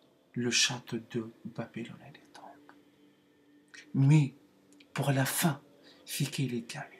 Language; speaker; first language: French; non-native, learner; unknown